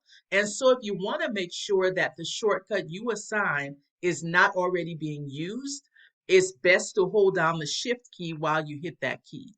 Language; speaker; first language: English; native; English